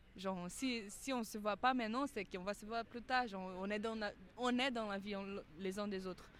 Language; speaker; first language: French; non-native, fluent; Portuguese